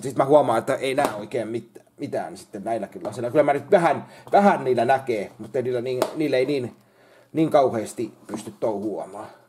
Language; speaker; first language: Finnish; native; Finnish